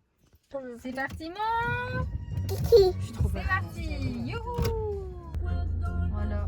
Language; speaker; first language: French; native; French